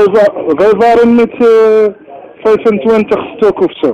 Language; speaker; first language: Dutch; non-native, learner; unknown